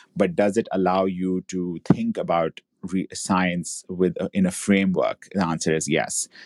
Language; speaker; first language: English; native; English